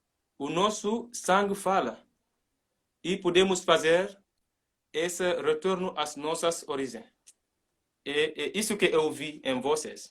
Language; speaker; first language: Portuguese; non-native, learner; Mandingo